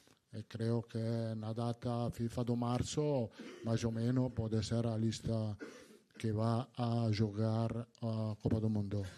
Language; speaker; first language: Spanish; non-native, learner; Italian